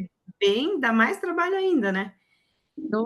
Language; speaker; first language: Portuguese; native; Portuguese